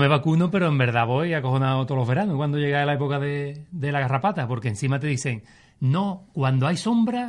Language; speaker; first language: Spanish; native; Spanish